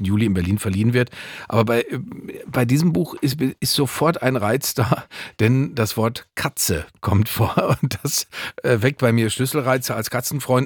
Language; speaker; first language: German; native; German